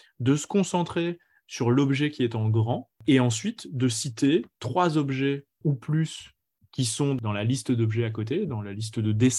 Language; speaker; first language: French; native; French